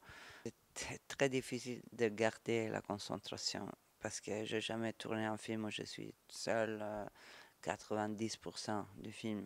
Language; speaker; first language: French; non-native, fluent; Italian